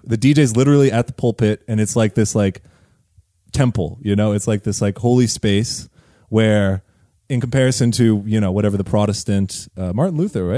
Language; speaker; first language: English; native; English